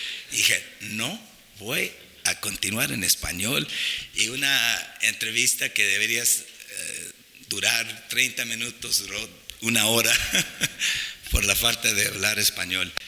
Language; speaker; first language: Spanish; non-native, fluent; English